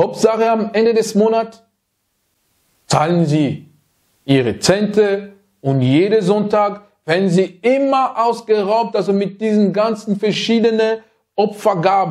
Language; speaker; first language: German; non-native, fluent; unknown